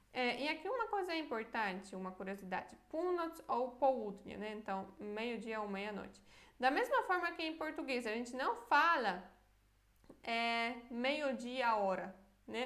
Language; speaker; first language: Portuguese; non-native, fluent; Polish